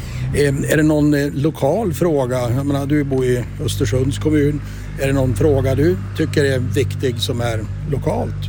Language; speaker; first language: Swedish; native; Swedish